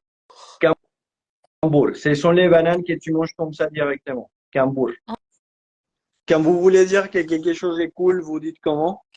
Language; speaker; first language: French; non-native, fluent; Spanish